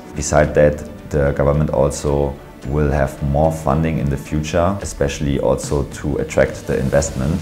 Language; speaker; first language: English; non-native, fluent; German